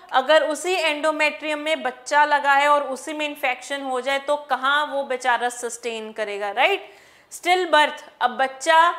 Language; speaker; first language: Hindi; non-native, local second language; Punjabi